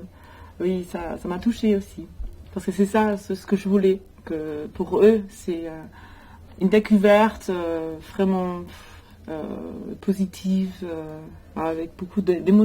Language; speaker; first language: French; non-native, fluent; German